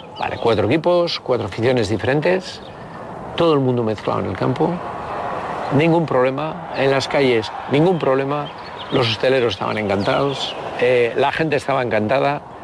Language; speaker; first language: Spanish; native; Spanish